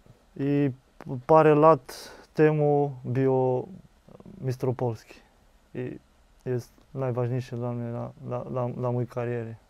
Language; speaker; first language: Polish; non-native, learner; Romanian